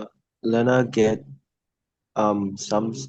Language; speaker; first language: German; non-native, learner; Indonesian